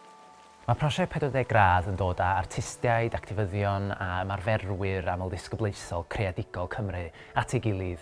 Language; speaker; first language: Welsh; native; Welsh